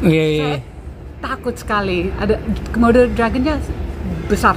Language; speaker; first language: Indonesian; non-native, local second language; English